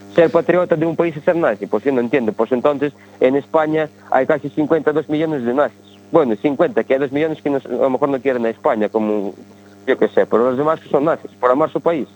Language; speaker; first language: Spanish; early bilingual, other home language; Ukrainian